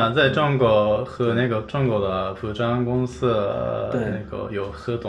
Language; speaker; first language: Chinese; non-native, fluent; Japanese